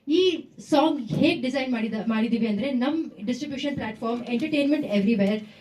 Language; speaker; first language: Kannada; non-native, local second language; Tamil